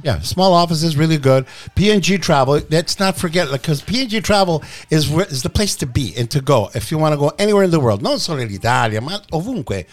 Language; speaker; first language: English; early bilingual, other home language; Italian